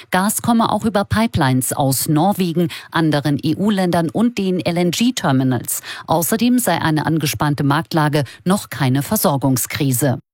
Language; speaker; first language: German; native; German